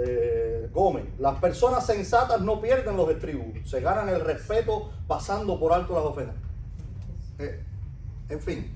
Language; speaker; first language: Spanish; native; Spanish